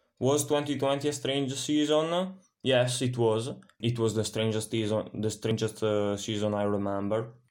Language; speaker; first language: English; non-native, fluent; Italian